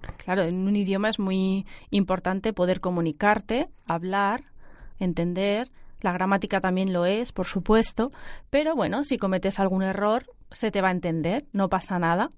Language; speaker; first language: Spanish; native; Spanish